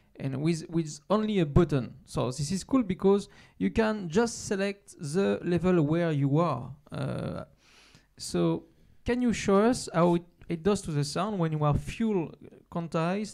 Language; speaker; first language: English; non-native, fluent; French